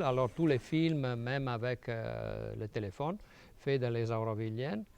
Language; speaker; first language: French; non-native, fluent; Italian